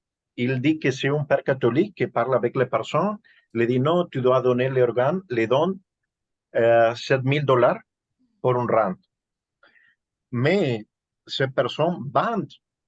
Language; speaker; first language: French; non-native, learner; Spanish